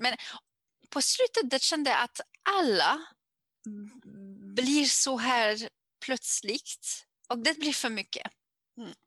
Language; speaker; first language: Swedish; non-native, learner; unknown